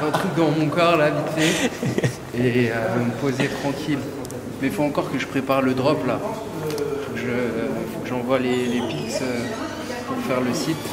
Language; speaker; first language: French; native; French